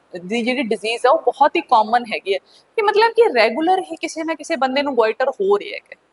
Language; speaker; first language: Hindi; non-native, local second language; Punjabi